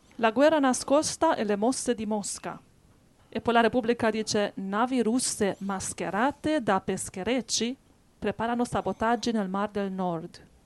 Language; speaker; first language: Italian; native; Italian